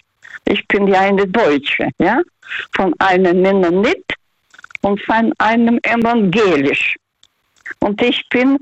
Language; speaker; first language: German; non-native, fluent; Russian